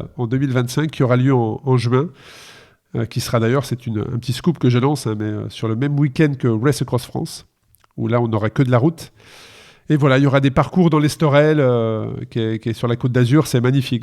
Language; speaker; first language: French; native; French